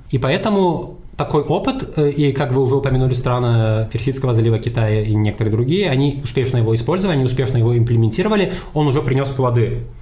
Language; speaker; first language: Russian; non-native, local second language; Tajik